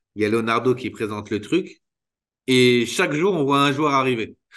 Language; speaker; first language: French; native; French